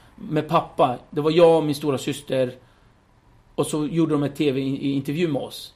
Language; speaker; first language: Swedish; early bilingual, other home language; Kurdish